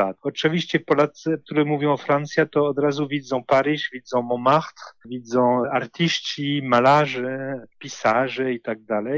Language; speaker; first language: Polish; non-native, learner; French